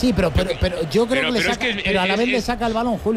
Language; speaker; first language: Spanish; native; Spanish